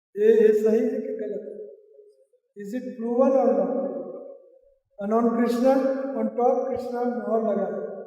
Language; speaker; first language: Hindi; non-native, local second language; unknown